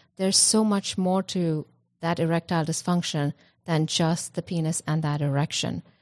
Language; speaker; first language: English; non-native, local second language; Punjabi